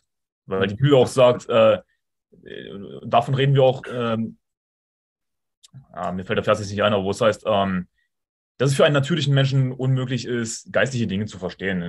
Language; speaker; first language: German; native; German